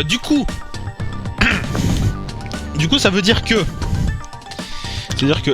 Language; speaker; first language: French; native; French